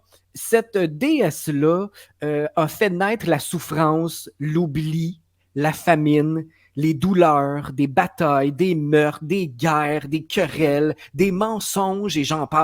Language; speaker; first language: French; native; French